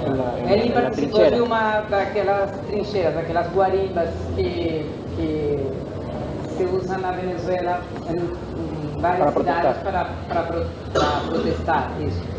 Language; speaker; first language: Portuguese; non-native, fluent; Spanish